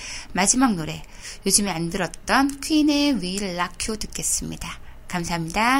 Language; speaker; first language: Korean; native; Korean